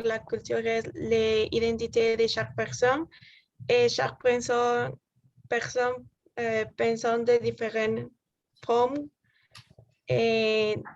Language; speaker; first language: French; non-native, learner; Spanish